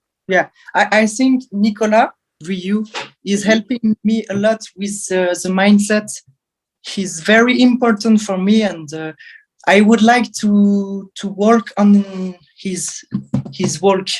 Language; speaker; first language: English; non-native, learner; French